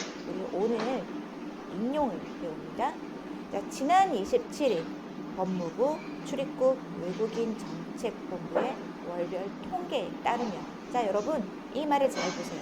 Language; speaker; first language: Korean; native; Korean